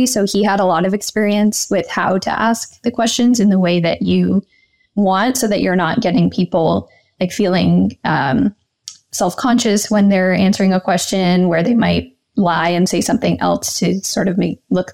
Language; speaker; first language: English; native; English